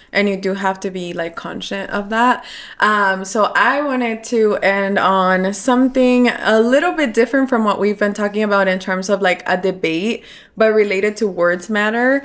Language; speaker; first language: English; early bilingual, other home language; Spanish